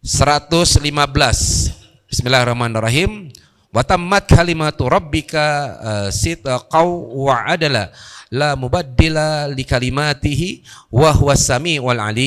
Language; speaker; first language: Indonesian; native; Indonesian